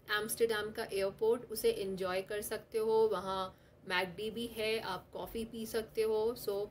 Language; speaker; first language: Hindi; non-native, local second language; Telugu